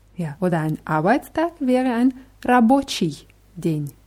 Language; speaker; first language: German; non-native, fluent; Russian